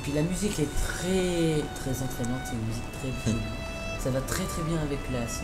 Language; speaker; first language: French; native; French